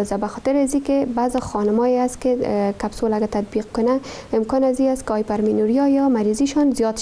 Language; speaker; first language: Persian; native; Persian